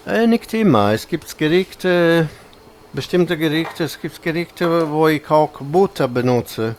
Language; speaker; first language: German; non-native, fluent; Italian